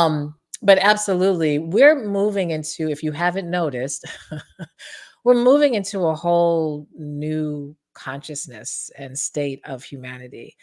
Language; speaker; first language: English; native; English